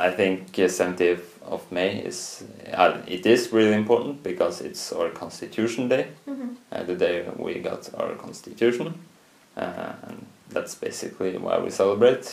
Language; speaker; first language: English; non-native, fluent; Norwegian